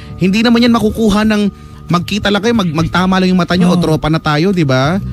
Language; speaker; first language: Filipino; native; Filipino